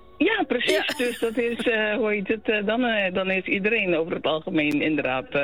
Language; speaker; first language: Dutch; non-native, local second language; Papiamento